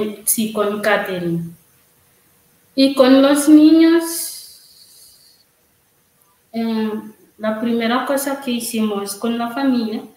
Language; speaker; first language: Spanish; non-native, learner; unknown